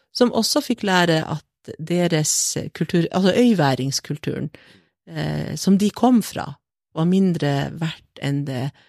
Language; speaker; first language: Norwegian; native; Norwegian